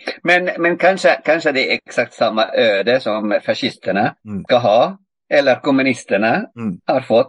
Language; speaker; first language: Swedish; non-native, fluent; Arabic